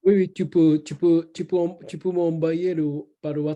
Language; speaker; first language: French; non-native, learner; Japanese